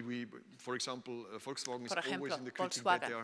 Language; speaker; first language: Spanish; non-native, learner; German